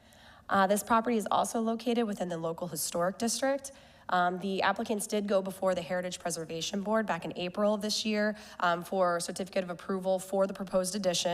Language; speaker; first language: English; native; English